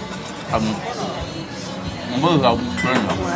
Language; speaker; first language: French; native; French